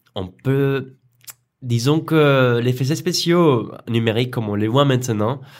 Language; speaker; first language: French; non-native, fluent; Spanish